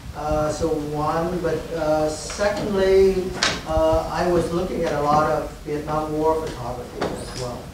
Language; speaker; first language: English; early bilingual, other home language; Vietnamese